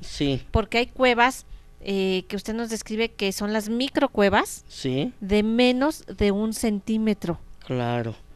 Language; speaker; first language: Spanish; native; Spanish